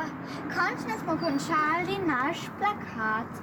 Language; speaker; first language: Slovenian; early bilingual, heritage; Slovenian